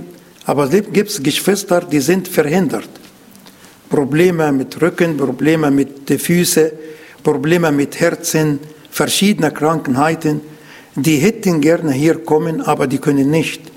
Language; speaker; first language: German; non-native, learner; Arabic